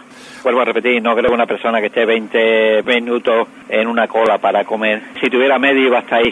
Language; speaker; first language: Spanish; native; Spanish